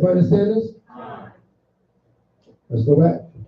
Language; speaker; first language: English; native; English